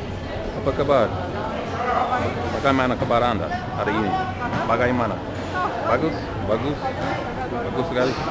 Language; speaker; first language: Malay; non-native, learner; English